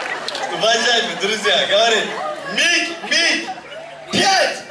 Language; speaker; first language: Russian; non-native, learner; Turkish